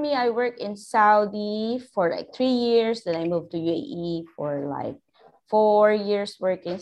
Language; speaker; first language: English; non-native, local second language; Filipino